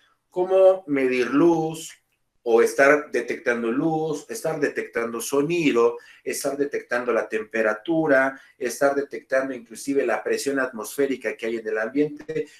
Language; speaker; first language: Spanish; native; Spanish